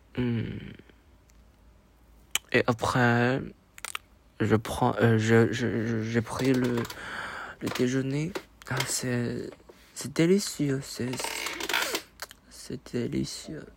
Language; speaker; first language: French; non-native, learner; Chinese